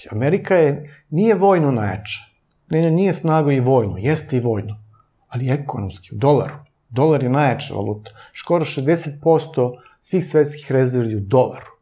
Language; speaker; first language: Serbian; native; Serbian